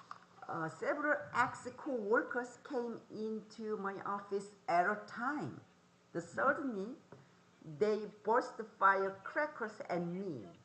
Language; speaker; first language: English; non-native, fluent; Korean